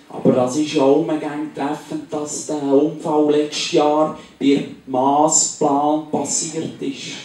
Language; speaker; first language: German; native; German